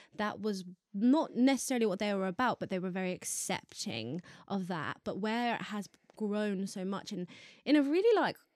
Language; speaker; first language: English; native; English